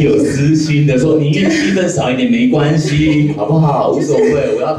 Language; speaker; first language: Chinese; native; Chinese